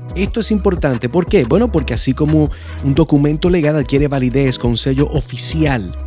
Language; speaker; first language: Spanish; native; Spanish